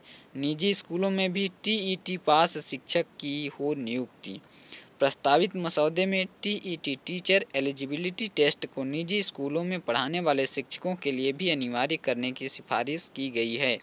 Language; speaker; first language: Hindi; native; Hindi